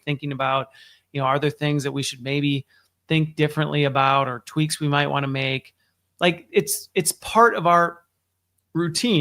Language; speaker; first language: English; native; English